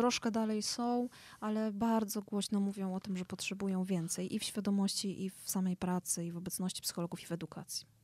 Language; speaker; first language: Polish; native; Polish